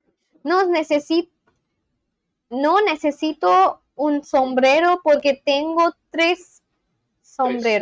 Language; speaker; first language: Spanish; non-native, learner; English